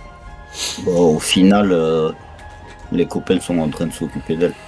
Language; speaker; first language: French; native; French